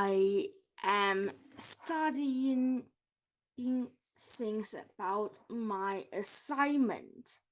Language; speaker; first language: English; non-native, learner; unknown